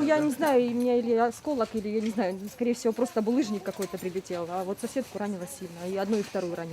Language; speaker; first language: Russian; native; Russian